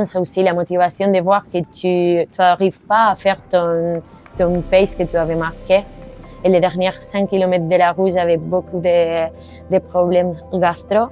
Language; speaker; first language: French; non-native, learner; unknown